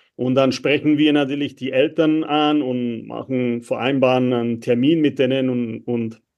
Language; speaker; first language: German; non-native, fluent; Czech